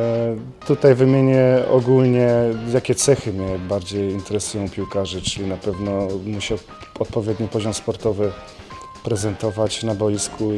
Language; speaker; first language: Polish; native; Polish